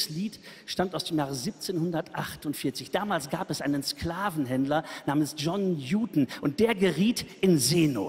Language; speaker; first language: German; native; German